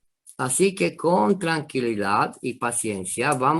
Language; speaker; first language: Spanish; non-native, fluent; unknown